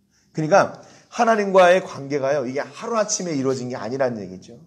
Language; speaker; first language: Korean; native; Korean